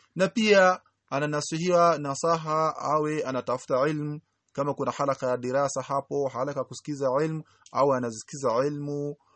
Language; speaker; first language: Swahili; native; Swahili